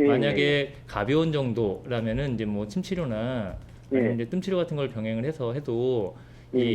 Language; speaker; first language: Korean; native; Korean